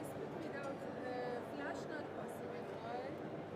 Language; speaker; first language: English; non-native, fluent; Persian